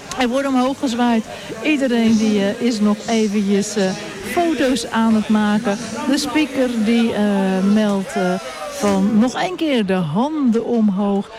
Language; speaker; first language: Dutch; native; Dutch